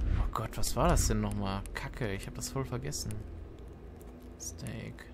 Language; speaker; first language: German; native; German